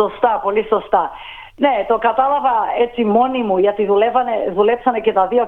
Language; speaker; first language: Greek; early bilingual, heritage; Greek